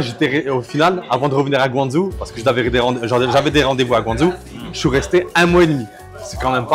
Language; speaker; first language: French; native; French